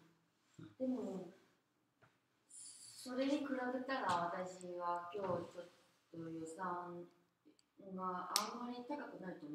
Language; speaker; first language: Japanese; non-native, fluent; Korean